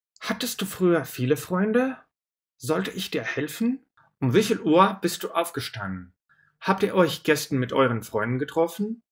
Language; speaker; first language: German; non-native, fluent; Russian